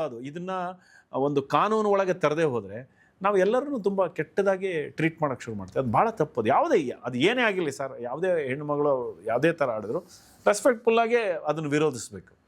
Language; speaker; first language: Kannada; native; Kannada